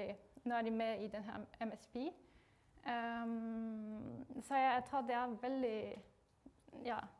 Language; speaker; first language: Norwegian; non-native, fluent; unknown